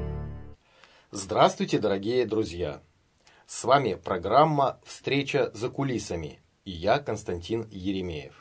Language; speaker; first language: Russian; native; Russian